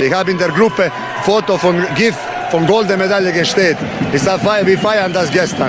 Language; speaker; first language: German; non-native, learner; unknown